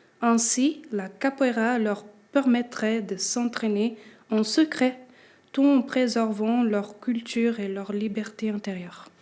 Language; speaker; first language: French; early bilingual, other home language; Portuguese